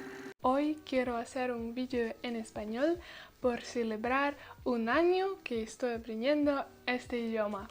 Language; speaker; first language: Spanish; non-native, learner; Russian